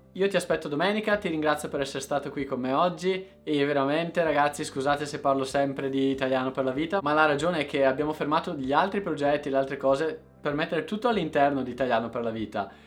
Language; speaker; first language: Italian; native; Italian